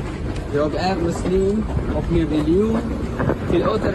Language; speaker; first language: Swedish; non-native, fluent; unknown